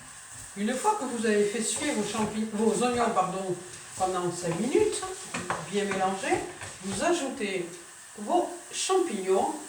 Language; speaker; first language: French; native; French